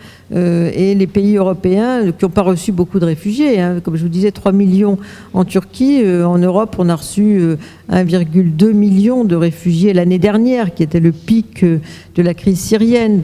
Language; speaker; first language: French; native; French